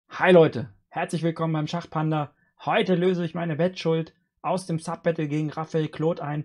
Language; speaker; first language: German; native; German